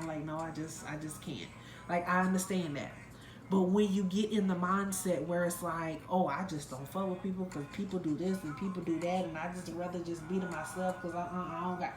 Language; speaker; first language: English; native; English